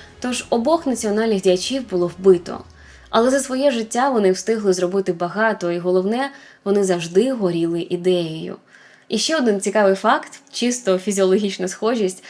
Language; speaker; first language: Ukrainian; non-native, local second language; Russian